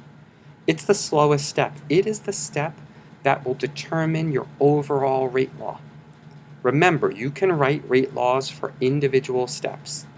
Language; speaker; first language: English; native; English